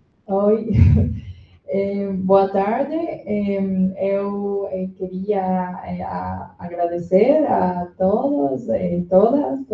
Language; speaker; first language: Portuguese; non-native, learner; Spanish